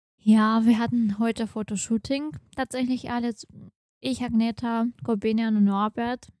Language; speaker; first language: German; non-native, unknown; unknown